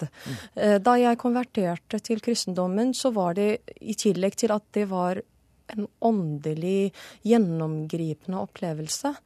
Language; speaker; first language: Norwegian; non-native, fluent; Arabic